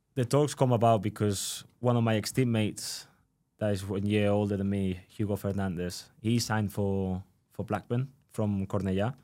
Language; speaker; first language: English; non-native, fluent; Spanish